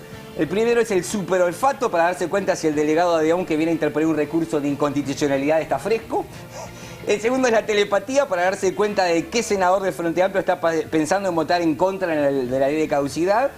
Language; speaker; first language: Spanish; native; Spanish